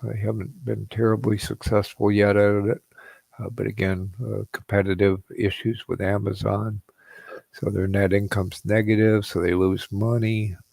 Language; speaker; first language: English; native; English